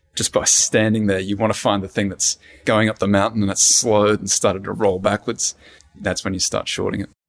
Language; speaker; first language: English; native; English